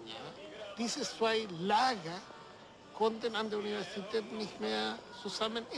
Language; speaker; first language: German; non-native, fluent; Spanish